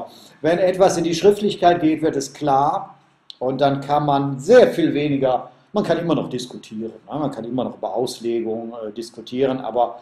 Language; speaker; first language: German; native; German